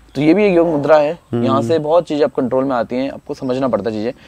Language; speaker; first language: Hindi; native; Hindi